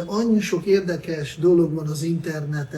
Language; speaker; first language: Hungarian; non-native, fluent; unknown